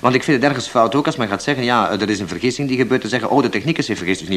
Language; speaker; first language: Dutch; native; Dutch